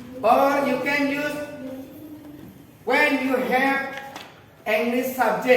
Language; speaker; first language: English; non-native, fluent; Indonesian